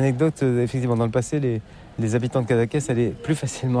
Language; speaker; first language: French; native; French